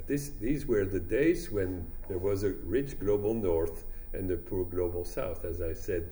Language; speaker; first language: English; non-native, fluent; French